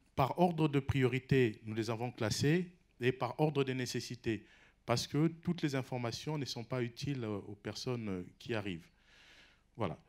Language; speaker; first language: French; non-native, local second language; Lingala